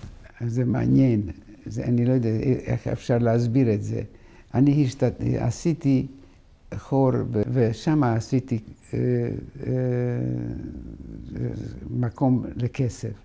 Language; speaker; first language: Hebrew; non-native, fluent; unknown